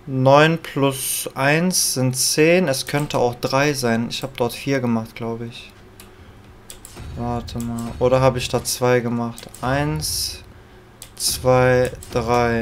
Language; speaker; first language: German; native; German